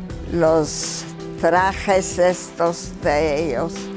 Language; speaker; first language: Spanish; non-native, fluent; Yiddish